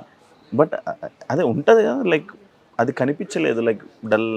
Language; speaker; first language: Telugu; native; Telugu